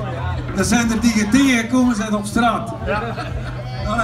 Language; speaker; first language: Dutch; native; Dutch